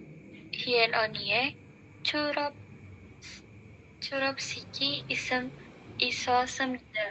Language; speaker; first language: Korean; non-native, learner; Indonesian